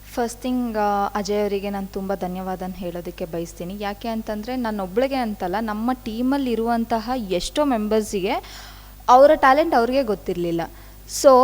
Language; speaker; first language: Kannada; non-native, local second language; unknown